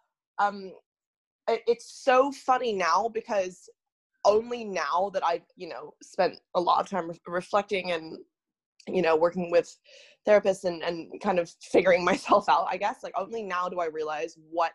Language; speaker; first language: English; native; English